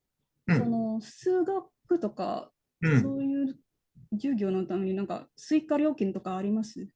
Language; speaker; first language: Japanese; non-native, fluent; Indonesian